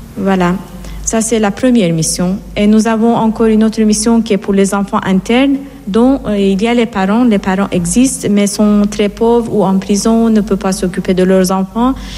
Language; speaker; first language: French; non-native, fluent; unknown